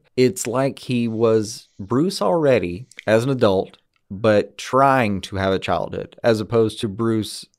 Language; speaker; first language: English; native; English